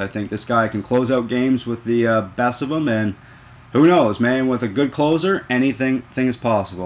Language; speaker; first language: English; native; English